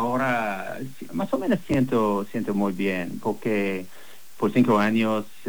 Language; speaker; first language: Spanish; non-native, learner; English